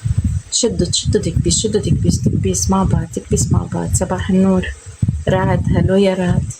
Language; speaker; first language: Arabic; native; Arabic